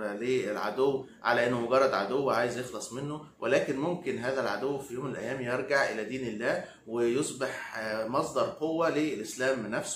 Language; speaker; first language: Arabic; native; Arabic